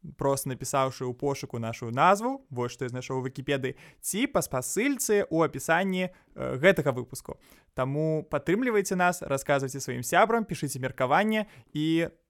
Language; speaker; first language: Belarusian; native; Belarusian